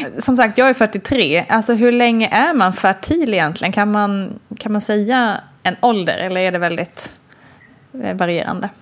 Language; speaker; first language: Swedish; native; Swedish